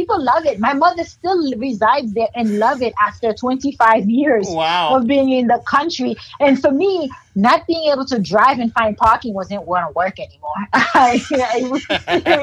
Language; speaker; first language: English; non-native, fluent; Haitian Creole